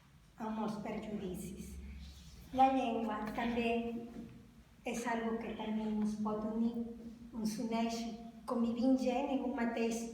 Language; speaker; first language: Catalan; non-native, fluent; Spanish